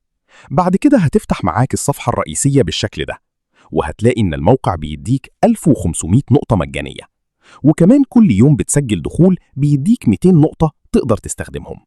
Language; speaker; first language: Arabic; native; Arabic